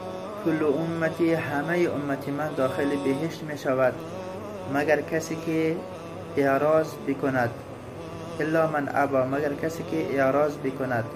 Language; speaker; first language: Persian; native; Persian